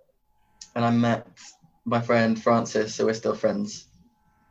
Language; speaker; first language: English; native; English